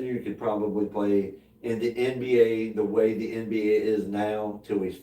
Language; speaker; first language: English; native; English